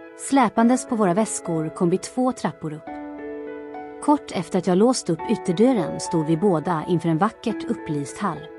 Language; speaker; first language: Swedish; non-native, fluent; Croatian